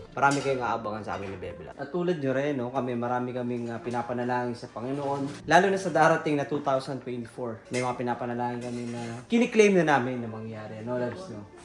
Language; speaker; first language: Filipino; native; Filipino